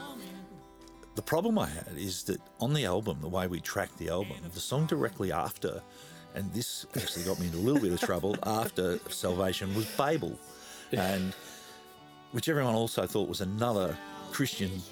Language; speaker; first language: English; native; English